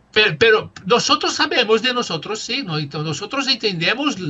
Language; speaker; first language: Spanish; non-native, fluent; Portuguese